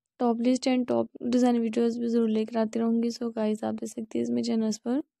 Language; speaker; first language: Hindi; native; Hindi